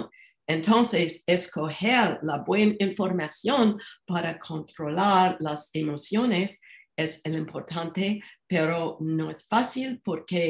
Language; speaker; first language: Spanish; non-native, fluent; English